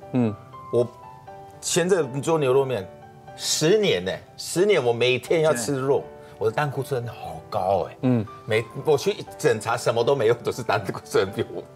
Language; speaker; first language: Chinese; non-native, fluent; Persian